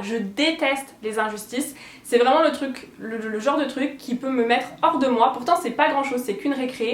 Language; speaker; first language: French; native; French